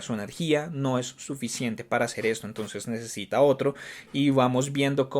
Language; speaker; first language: Spanish; native; Spanish